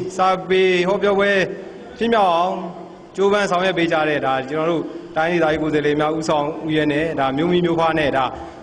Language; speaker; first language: Burmese; native; Burmese